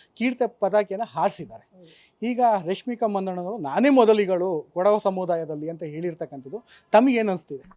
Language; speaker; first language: Kannada; native; Kannada